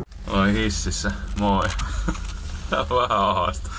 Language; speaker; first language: Finnish; native; Finnish